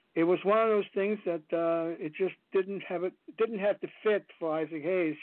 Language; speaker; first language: English; non-native, fluent; Danish